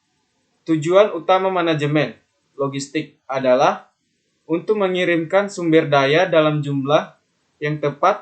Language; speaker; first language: Indonesian; native; Indonesian